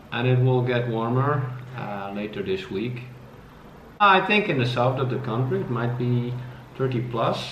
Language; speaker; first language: English; non-native, fluent; Dutch